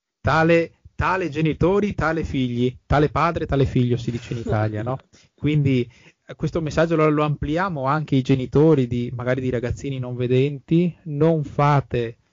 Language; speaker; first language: Italian; native; Italian